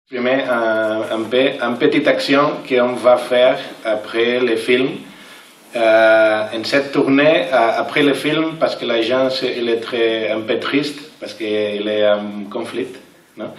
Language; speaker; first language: French; non-native, learner; Catalan